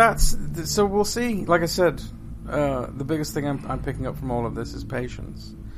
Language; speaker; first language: English; native; English